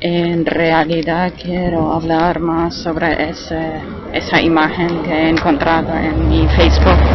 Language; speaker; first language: Spanish; non-native, fluent; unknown